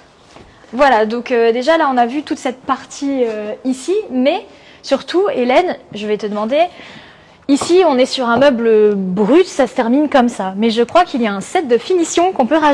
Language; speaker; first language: French; native; French